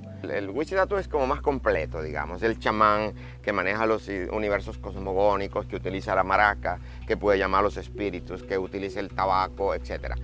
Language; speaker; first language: Spanish; native; Spanish